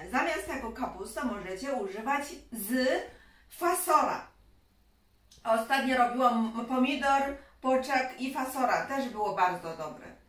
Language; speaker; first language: Polish; non-native, learner; Chinese